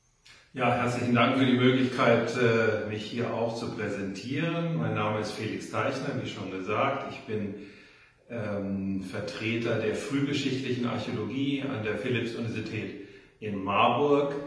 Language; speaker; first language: German; native; German